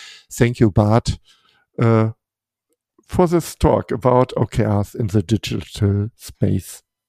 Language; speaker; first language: English; non-native, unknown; German